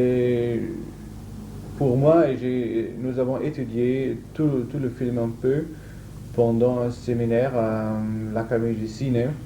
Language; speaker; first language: French; non-native, fluent; German